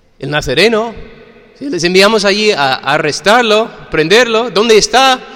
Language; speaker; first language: Spanish; non-native, fluent; English